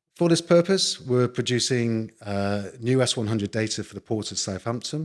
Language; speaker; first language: English; native; English